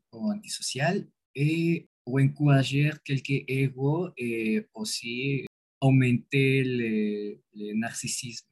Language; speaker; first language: French; non-native, learner; Spanish